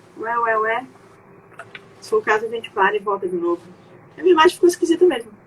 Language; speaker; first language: Portuguese; native; Portuguese